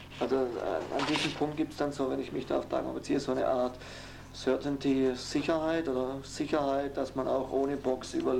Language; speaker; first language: German; native; German